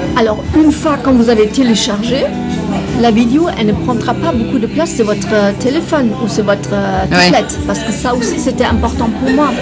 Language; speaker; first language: French; non-native, fluent; German